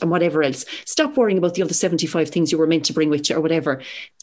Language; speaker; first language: English; native; English